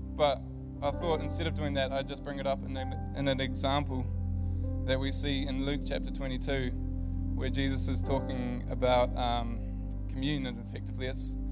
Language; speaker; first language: English; native; English